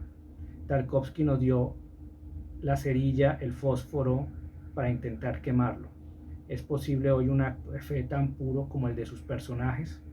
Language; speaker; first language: Spanish; native; Spanish